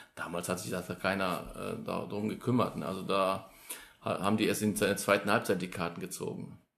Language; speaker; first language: German; early bilingual, other home language; Polish